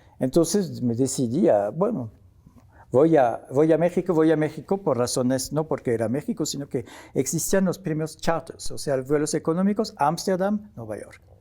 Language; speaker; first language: Spanish; non-native, fluent; French